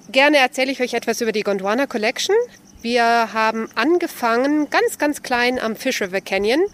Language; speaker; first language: German; native; German